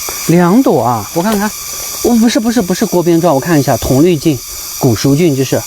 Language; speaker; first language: Chinese; native; Chinese